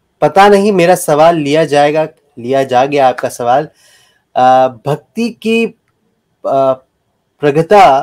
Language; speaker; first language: Hindi; native; Hindi